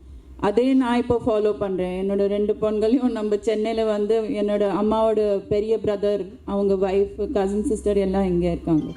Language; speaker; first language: Tamil; non-native, local second language; Hindi